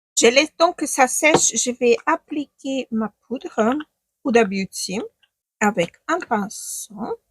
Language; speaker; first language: French; non-native, fluent; Ukrainian